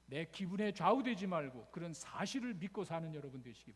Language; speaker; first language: Korean; native; Korean